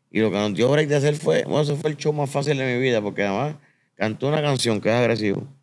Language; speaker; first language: Spanish; native; Spanish